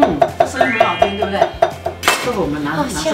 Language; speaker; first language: Chinese; native; Chinese